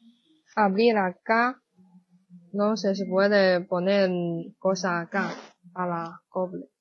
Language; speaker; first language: Spanish; non-native, learner; Chinese